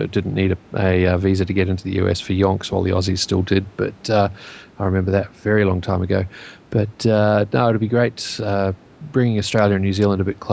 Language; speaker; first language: English; native; English